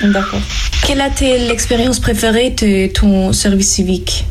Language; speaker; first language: French; non-native, fluent; German